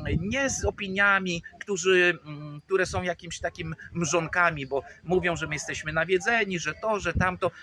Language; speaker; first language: Polish; native; Polish